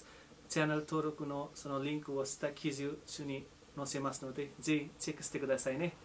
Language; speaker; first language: Japanese; non-native, fluent; Nepali